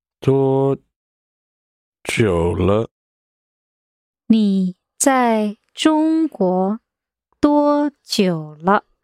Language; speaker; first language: Chinese; non-native, learner; English